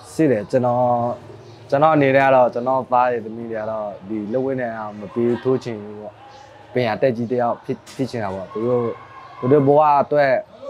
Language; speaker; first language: Burmese; non-native, local second language; S'gaw Karen